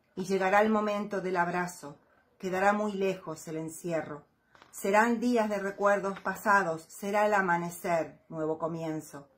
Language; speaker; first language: Spanish; native; Spanish